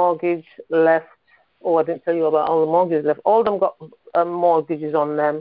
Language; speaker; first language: English; native; English